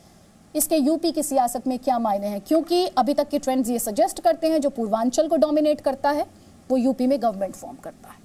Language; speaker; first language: Hindi; native; Hindi